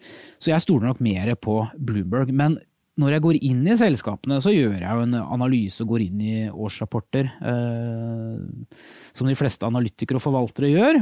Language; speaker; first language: Norwegian; native; Norwegian